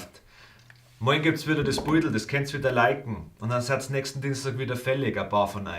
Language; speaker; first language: German; native; German